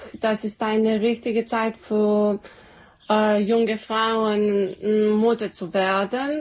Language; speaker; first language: German; non-native, fluent; Serbian